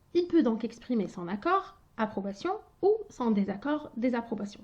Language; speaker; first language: French; non-native, local second language; Arabic